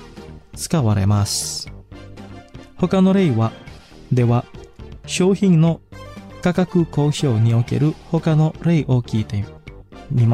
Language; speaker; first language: Japanese; non-native, fluent; Indonesian